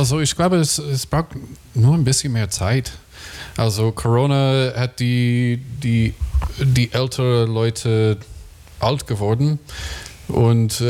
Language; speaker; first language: German; non-native, learner; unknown